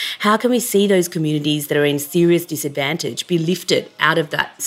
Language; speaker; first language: English; native; English